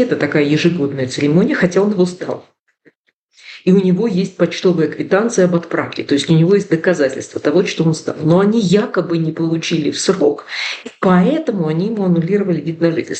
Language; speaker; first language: Russian; native; Russian